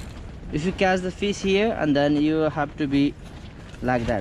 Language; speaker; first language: English; non-native, learner; Japanese